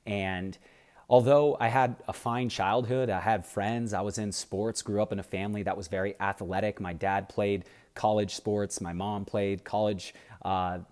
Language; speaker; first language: English; native; English